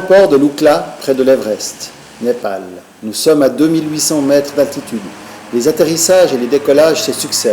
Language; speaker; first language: French; native; French